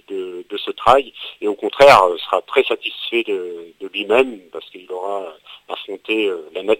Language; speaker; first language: French; native; French